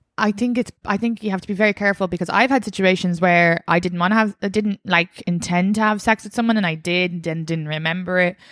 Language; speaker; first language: English; native; English